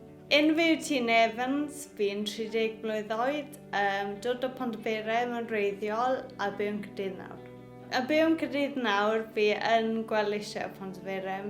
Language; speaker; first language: Welsh; native; Welsh